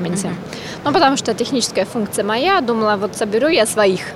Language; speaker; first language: Russian; non-native, fluent; German